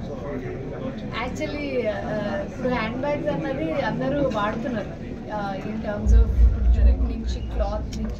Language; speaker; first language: Telugu; native; Telugu